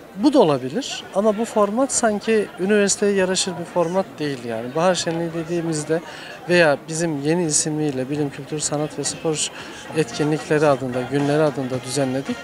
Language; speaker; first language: Turkish; native; Turkish